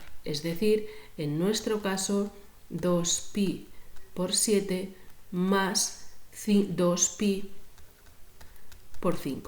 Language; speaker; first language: Spanish; native; Spanish